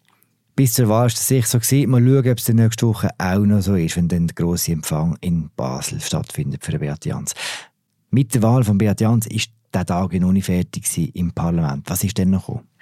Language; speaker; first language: German; native; German